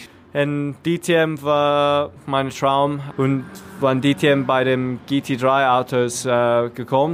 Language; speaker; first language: German; non-native, learner; English